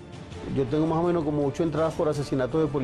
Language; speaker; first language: Spanish; native; Spanish